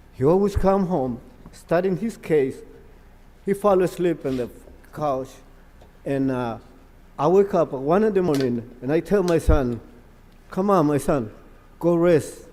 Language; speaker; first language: English; non-native, learner; Spanish